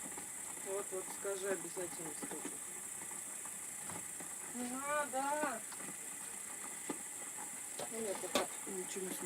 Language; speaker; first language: Russian; native; Russian